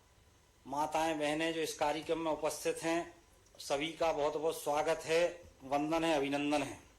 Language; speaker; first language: Hindi; native; Hindi